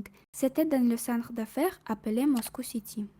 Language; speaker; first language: French; non-native, fluent; Russian